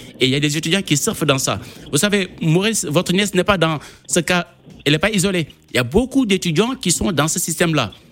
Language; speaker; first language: French; non-native, local second language; Wolof